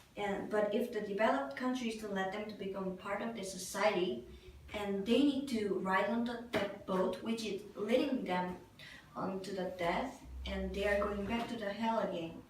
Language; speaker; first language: English; non-native, learner; Korean